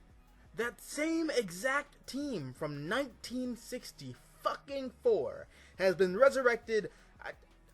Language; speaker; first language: English; native; English